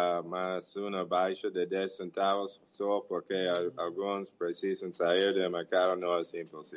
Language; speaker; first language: Portuguese; non-native, learner; English